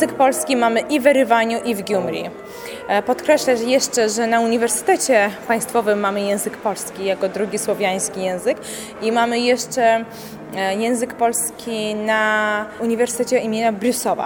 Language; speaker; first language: Polish; non-native, fluent; Armenian